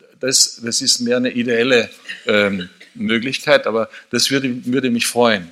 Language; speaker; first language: German; native; German